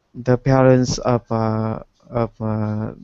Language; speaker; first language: English; non-native, learner; Vietnamese